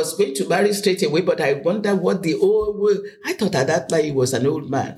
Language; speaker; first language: English; non-native, local second language; Yoruba